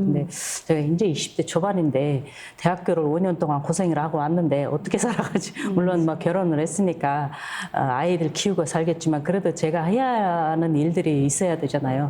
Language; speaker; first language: Korean; non-native, fluent; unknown